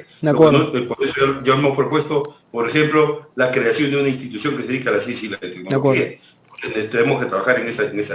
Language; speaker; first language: Spanish; native; Spanish